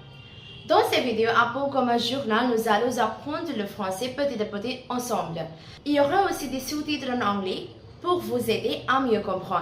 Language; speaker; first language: French; non-native, learner; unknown